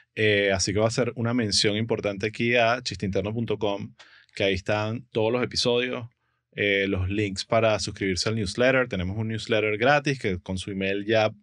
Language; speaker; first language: Spanish; native; Spanish